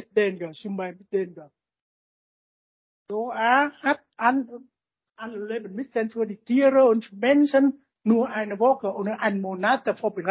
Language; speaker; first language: German; non-native, learner; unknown